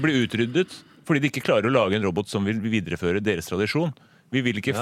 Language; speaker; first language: Norwegian; native; Norwegian